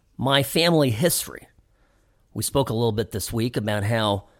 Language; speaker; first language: English; native; English